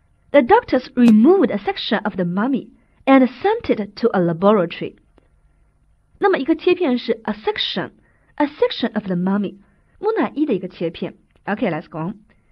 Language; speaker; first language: English; non-native, fluent; Chinese